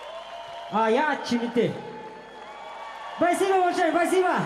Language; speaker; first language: Russian; non-native, learner; Mongolian